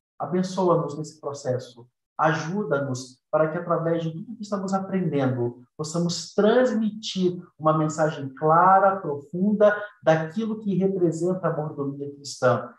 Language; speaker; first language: Portuguese; native; Portuguese